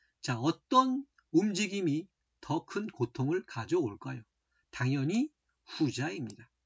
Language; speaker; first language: Korean; native; Korean